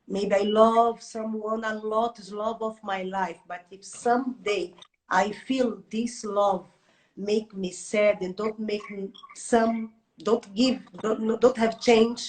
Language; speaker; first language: English; non-native, learner; Portuguese